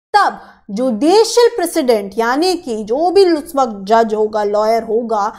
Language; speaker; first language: Hindi; native; Hindi